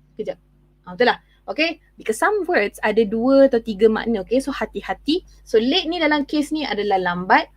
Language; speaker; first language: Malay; native; Malay